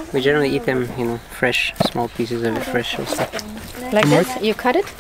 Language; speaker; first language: English; native; English